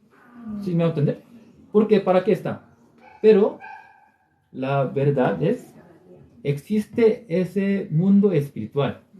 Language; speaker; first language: Spanish; non-native, learner; Korean